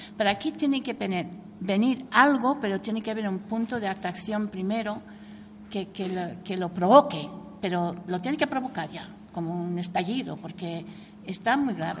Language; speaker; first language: Spanish; non-native, fluent; English